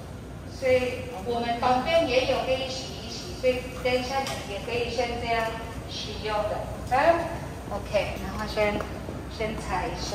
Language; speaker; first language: Chinese; non-native, learner; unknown